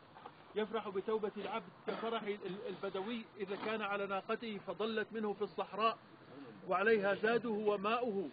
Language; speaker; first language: Arabic; native; Arabic